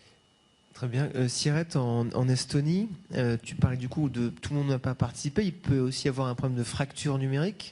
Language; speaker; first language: French; native; French